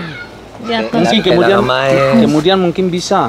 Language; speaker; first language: Indonesian; non-native, learner; Spanish